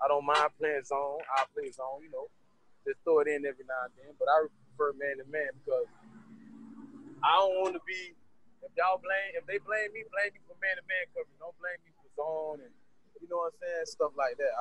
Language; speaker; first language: English; native; English